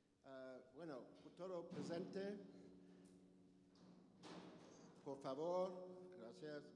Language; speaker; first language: Spanish; non-native, learner; English